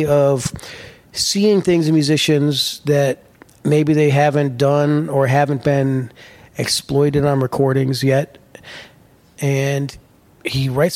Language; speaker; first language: English; native; English